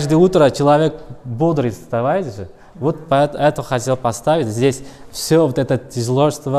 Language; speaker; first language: Russian; non-native, learner; Uzbek